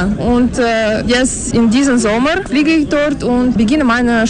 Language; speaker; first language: German; non-native, fluent; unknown